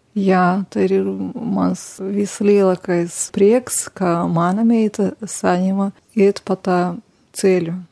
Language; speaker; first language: Latvian; non-native, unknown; Romanian